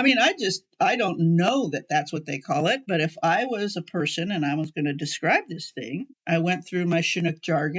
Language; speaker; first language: English; native; English